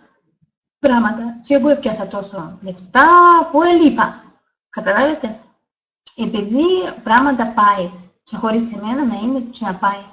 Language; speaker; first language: Greek; non-native, learner; Russian